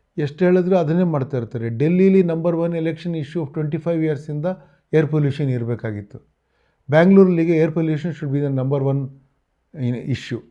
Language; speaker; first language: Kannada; native; Kannada